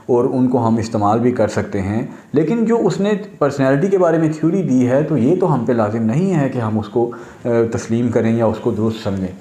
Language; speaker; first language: Urdu; native; Urdu